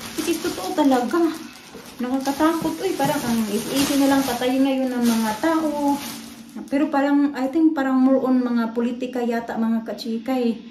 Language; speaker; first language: Filipino; non-native, local second language; Waray